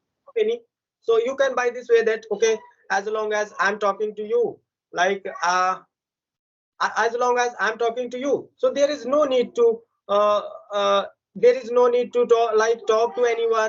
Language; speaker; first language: English; non-native, local second language; Hindi